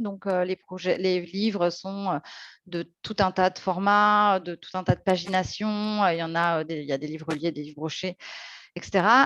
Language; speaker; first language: French; native; French